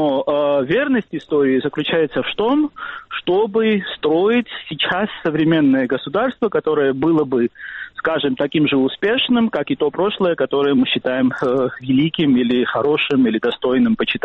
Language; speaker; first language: Russian; non-native, fluent; Georgian